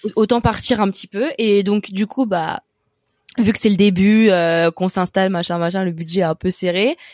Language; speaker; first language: French; native; French